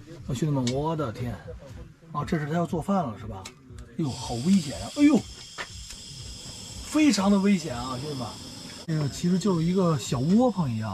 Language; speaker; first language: Chinese; native; Chinese